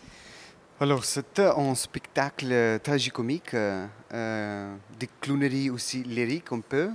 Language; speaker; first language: French; non-native, learner; Russian